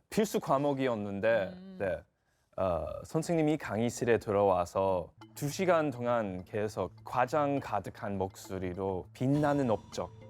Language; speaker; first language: Korean; non-native, fluent; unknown